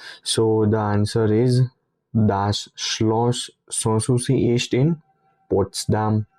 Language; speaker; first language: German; non-native, fluent; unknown